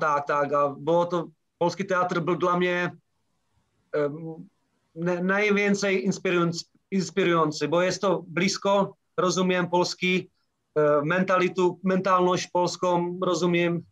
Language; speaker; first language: Polish; non-native, learner; Czech